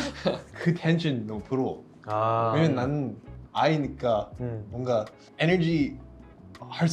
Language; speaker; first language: Korean; non-native, learner; English